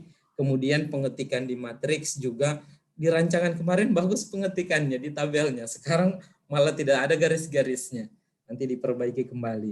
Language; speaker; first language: Indonesian; native; Indonesian